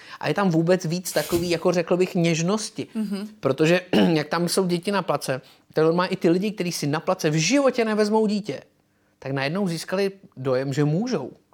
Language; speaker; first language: Czech; native; Czech